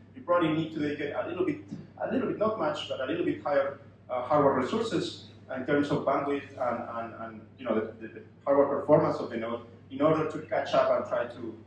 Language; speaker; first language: English; non-native, fluent; Spanish